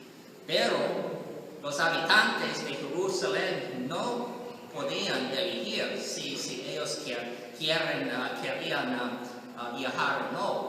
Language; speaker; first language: Spanish; non-native, learner; English